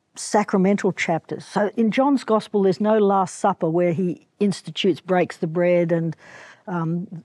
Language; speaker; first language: English; native; English